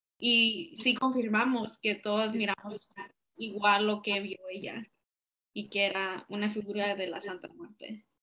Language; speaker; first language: Spanish; early bilingual, heritage; Spanish